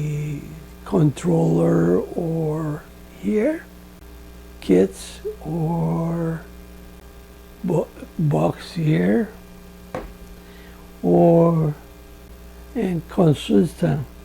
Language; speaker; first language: English; non-native, learner; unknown